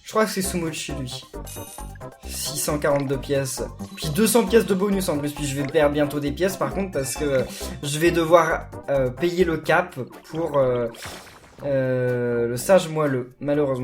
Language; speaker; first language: French; native; French